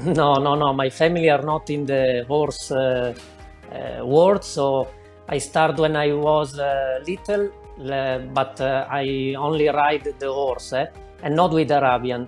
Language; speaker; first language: English; non-native, learner; Italian